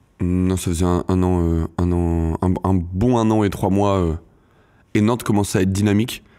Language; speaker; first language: French; native; French